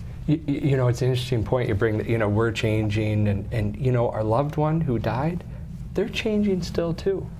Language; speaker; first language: English; native; English